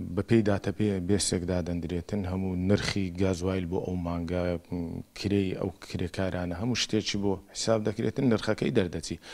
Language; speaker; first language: Central Kurdish; native; Central Kurdish